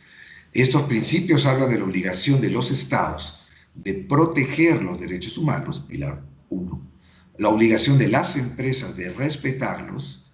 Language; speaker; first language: Spanish; native; Spanish